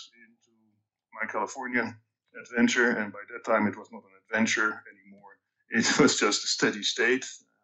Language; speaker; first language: English; non-native, fluent; Dutch